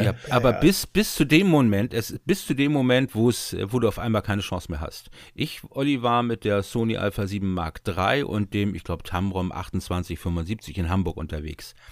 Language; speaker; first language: German; native; German